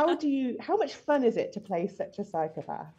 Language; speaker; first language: English; native; English